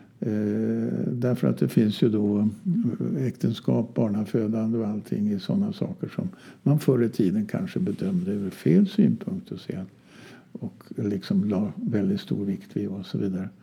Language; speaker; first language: Swedish; native; Swedish